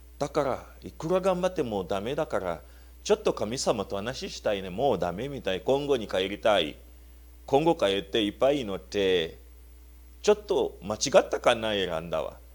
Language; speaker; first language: Japanese; non-native, learner; Luba-Lulua